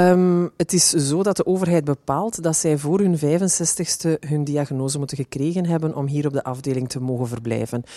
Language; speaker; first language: Dutch; native; Dutch